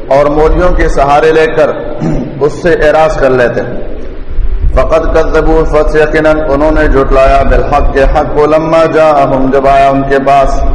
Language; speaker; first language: Urdu; non-native, local second language; Pashto